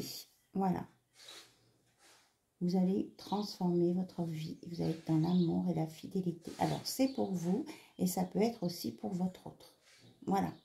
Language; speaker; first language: French; native; French